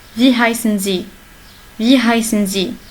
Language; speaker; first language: German; non-native, learner; Arabic